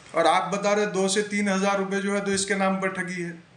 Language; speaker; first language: Hindi; non-native, local second language; Marathi